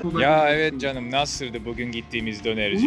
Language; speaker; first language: Turkish; non-native, fluent; Japanese